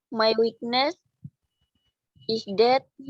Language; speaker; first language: English; non-native, learner; Indonesian